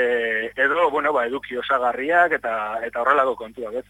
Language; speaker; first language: Basque; native; Basque